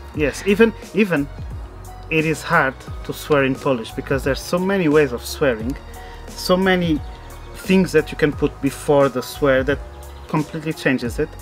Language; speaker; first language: English; non-native, fluent; Portuguese